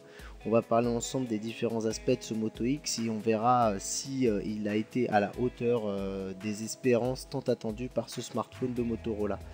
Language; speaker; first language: French; native; French